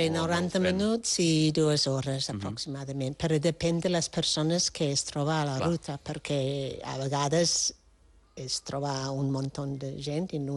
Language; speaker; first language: Catalan; non-native, fluent; French